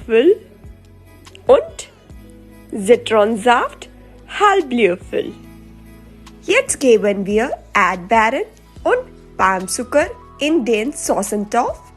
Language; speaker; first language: German; non-native, learner; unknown